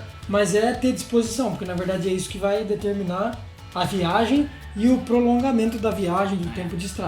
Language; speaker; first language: Portuguese; native; Portuguese